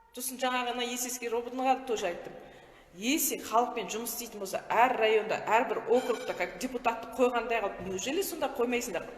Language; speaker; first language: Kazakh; native; Kazakh